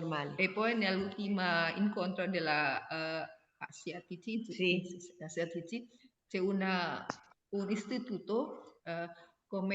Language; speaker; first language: Italian; non-native, learner; Indonesian